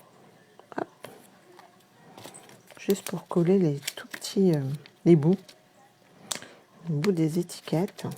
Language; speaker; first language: French; native; French